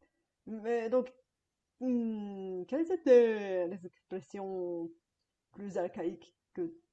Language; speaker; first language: French; non-native, fluent; Bulgarian